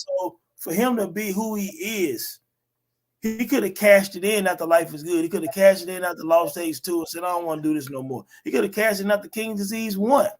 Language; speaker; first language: English; native; English